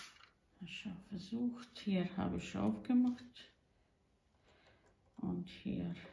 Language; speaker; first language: German; non-native, fluent; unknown